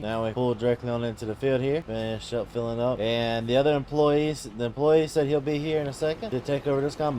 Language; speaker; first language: English; native; English